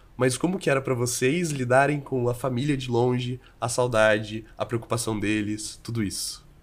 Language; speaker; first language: Portuguese; native; Portuguese